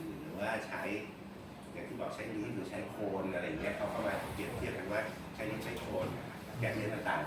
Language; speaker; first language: Thai; native; Thai